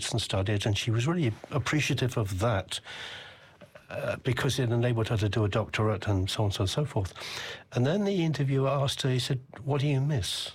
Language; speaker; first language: English; native; English